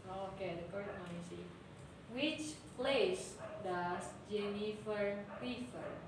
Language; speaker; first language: English; non-native, learner; Indonesian